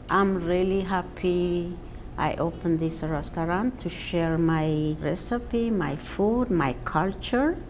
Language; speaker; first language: English; non-native, fluent; Amharic